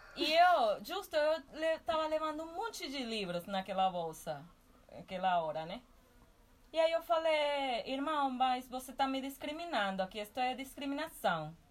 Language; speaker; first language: Portuguese; non-native, fluent; Spanish